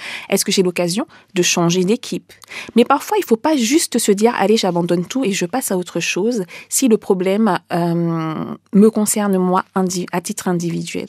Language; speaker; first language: French; native; French